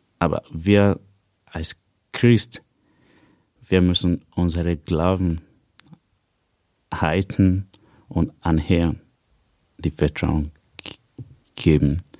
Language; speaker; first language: German; non-native, learner; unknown